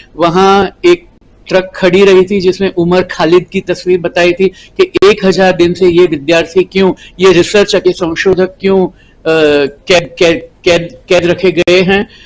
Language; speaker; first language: Hindi; non-native, local second language; Gujarati